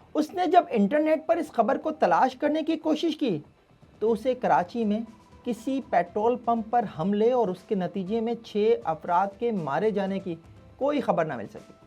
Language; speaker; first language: Urdu; native; Urdu